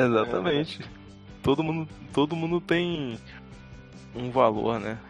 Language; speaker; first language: Portuguese; native; Portuguese